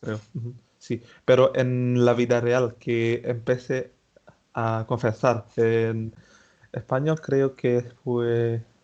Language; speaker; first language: Spanish; non-native, fluent; Indonesian